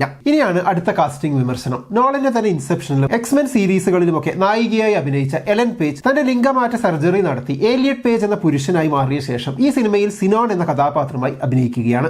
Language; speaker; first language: Malayalam; native; Malayalam